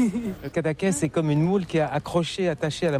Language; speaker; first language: French; native; French